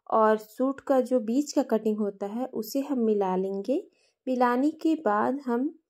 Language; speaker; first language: Hindi; native; Hindi